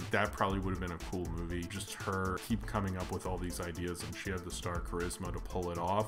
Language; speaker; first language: English; native; English